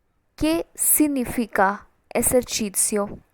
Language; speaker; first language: Italian; non-native, fluent; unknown